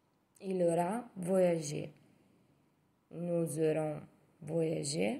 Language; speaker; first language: French; non-native, fluent; Italian